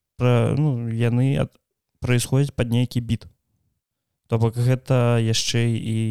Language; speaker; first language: Belarusian; non-native, local second language; Russian